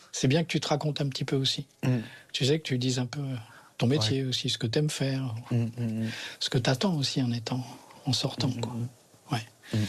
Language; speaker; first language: French; native; French